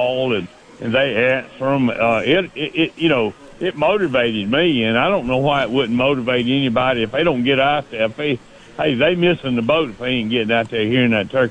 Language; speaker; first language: English; native; English